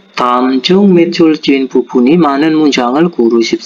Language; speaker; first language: Korean; non-native, fluent; Indonesian